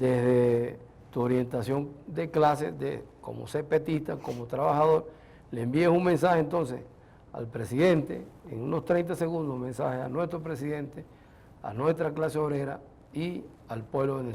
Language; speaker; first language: Spanish; native; Spanish